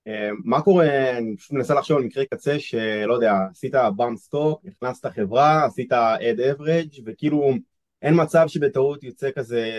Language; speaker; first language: Hebrew; native; Hebrew